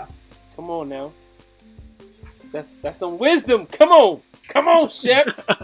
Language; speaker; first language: English; native; English